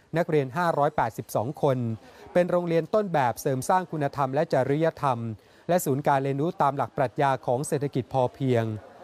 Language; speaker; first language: Thai; native; Thai